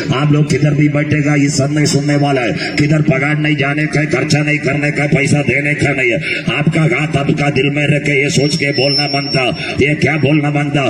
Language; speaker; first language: Hindi; non-native, local second language; Malayalam